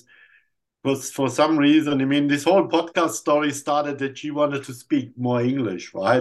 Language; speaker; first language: English; non-native, fluent; German